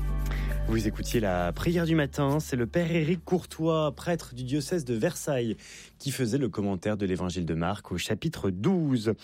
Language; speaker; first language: French; native; French